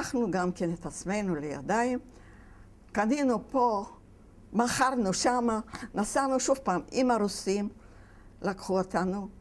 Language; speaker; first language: Hebrew; non-native, fluent; Yiddish